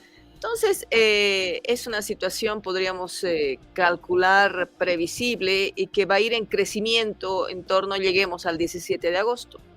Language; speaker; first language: Spanish; native; Spanish